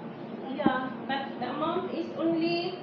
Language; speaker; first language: English; non-native, learner; Filipino